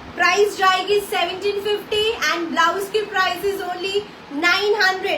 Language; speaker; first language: Hindi; non-native, local second language; Bangla